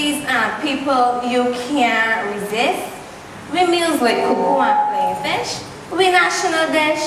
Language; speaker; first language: English; native; English